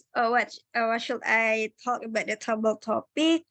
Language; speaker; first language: English; non-native, learner; Indonesian